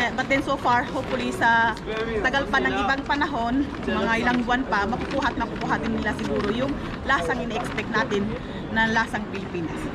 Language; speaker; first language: Filipino; non-native, local second language; Iloko